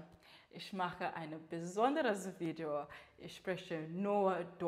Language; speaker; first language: German; non-native, learner; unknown